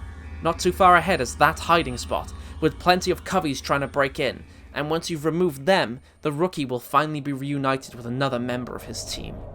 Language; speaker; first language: English; native; English